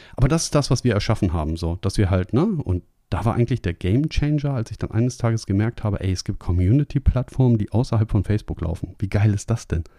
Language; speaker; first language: German; native; German